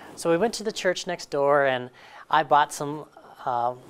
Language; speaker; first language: English; native; English